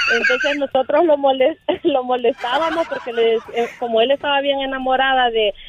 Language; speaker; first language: Spanish; native; Spanish